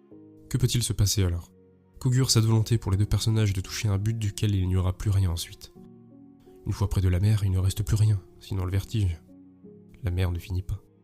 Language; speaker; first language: French; native; French